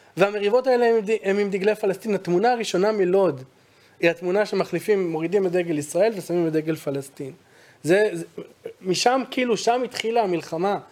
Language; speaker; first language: Hebrew; native; Hebrew